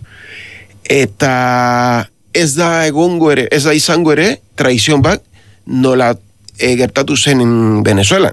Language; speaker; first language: Basque; non-native, learner; Spanish